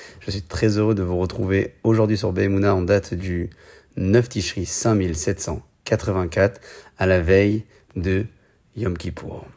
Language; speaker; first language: French; native; French